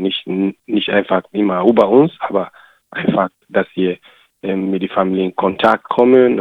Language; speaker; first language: German; non-native, learner; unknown